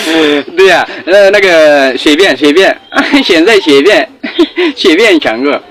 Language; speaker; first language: Chinese; non-native, fluent; Amharic